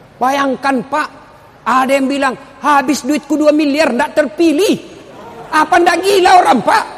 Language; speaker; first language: Indonesian; non-native, local second language; Buginese